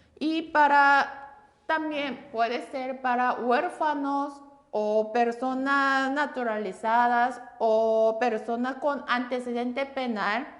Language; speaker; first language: Spanish; non-native, fluent; Korean